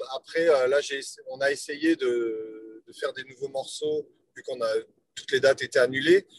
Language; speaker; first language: French; native; French